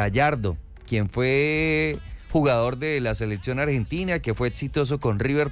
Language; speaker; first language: Spanish; native; Spanish